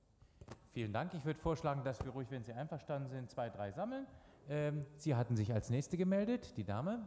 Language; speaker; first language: German; native; German